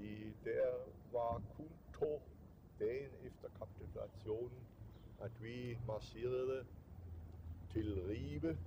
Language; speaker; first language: Danish; non-native, fluent; German